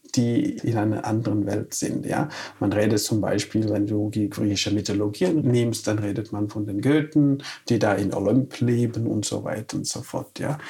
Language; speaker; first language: German; non-native, fluent; Wolof